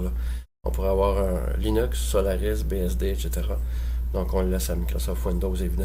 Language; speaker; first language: French; native; French